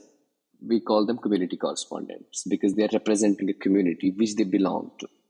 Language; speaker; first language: English; non-native, local second language; Kashmiri